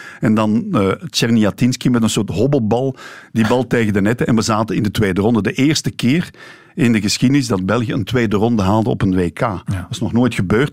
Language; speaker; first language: Dutch; native; Dutch